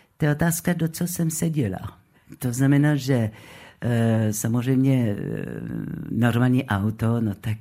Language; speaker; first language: Czech; non-native, fluent; French